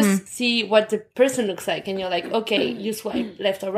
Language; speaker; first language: English; non-native, fluent; French